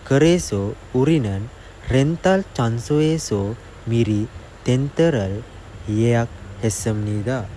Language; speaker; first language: Korean; non-native, learner; Sinhala